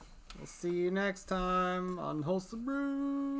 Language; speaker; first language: English; native; English